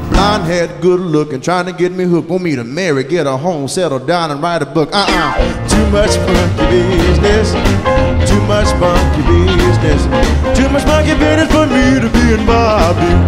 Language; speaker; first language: English; native; English